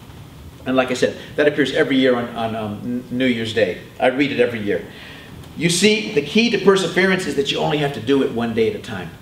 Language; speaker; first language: English; native; English